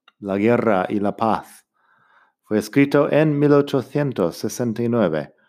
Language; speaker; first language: Spanish; non-native, fluent; English